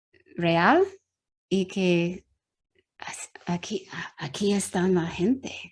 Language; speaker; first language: Spanish; non-native, learner; English